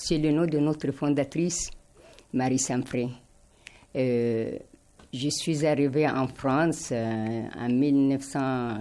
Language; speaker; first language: French; non-native, fluent; Arabic